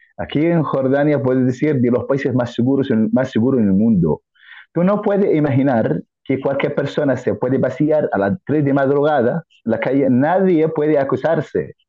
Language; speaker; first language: Spanish; non-native, fluent; Arabic